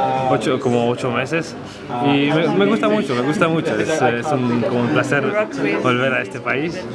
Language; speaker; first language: Spanish; non-native, fluent; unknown